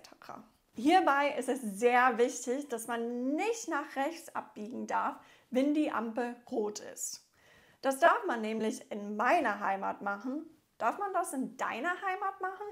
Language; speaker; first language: German; non-native, fluent; English